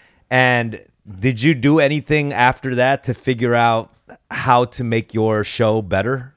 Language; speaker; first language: English; early bilingual, other home language; Korean